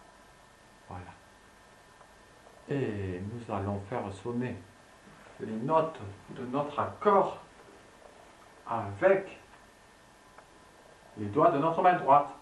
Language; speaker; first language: French; native; French